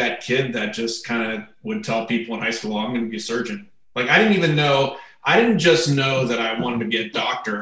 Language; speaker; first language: English; native; English